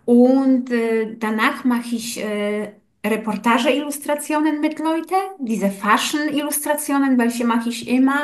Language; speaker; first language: German; non-native, learner; Polish